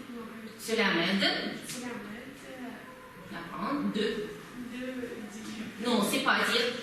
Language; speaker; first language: French; non-native, fluent; Russian